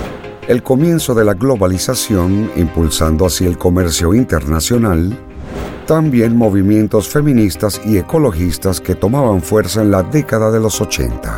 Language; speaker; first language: Spanish; native; Spanish